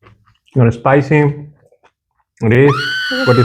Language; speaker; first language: English; non-native, learner; Spanish